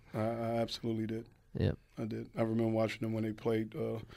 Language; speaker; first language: English; native; English